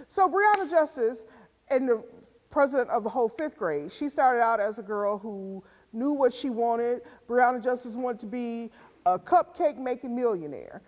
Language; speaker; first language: English; native; English